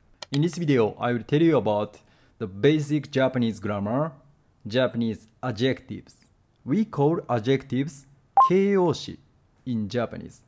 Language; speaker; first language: English; non-native, fluent; Japanese